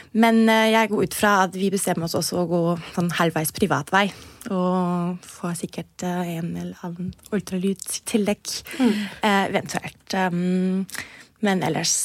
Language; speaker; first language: Norwegian; non-native, learner; German